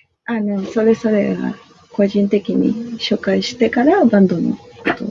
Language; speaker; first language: Japanese; non-native, fluent; Spanish